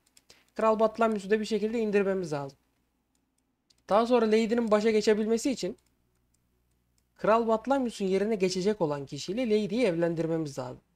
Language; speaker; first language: Turkish; native; Turkish